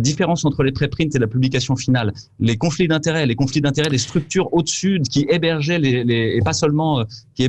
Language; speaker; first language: French; native; French